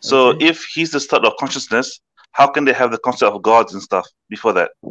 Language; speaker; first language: English; non-native, local second language; Malay